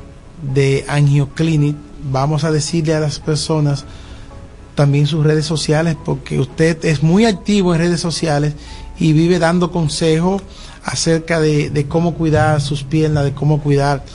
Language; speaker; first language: Spanish; native; Spanish